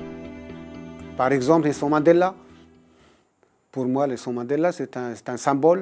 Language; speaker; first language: French; non-native, local second language; Arabic